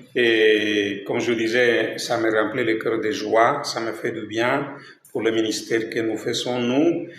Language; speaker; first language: French; non-native, fluent; Spanish